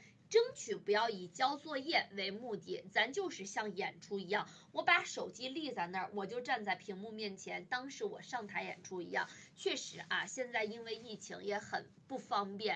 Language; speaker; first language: Chinese; native; Chinese